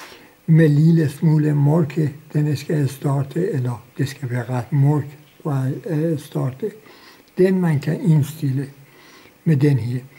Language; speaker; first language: Danish; non-native, local second language; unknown